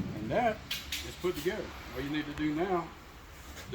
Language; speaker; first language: English; native; English